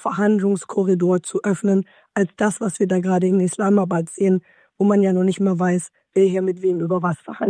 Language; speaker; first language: German; native; German